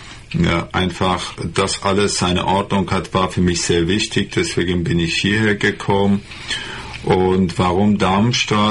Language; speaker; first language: German; non-native, fluent; Persian